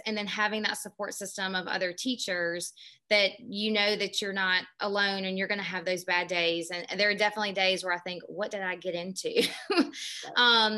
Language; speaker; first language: English; native; English